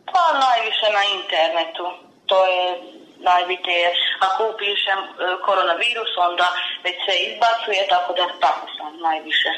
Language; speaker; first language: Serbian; non-native, local second language; Hungarian